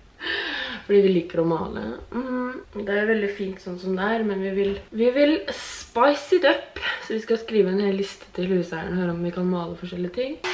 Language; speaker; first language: Norwegian; native; Norwegian